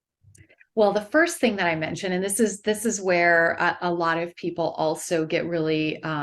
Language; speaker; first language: English; native; English